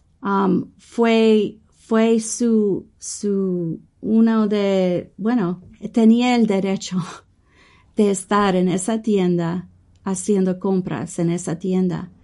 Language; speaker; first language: Spanish; non-native, fluent; English